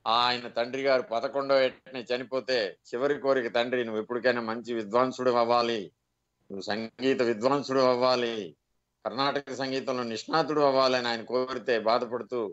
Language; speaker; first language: Telugu; native; Telugu